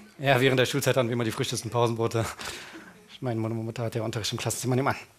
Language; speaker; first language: German; early bilingual, other home language; Persian